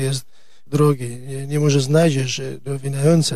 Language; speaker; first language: Polish; non-native, learner; Kurdish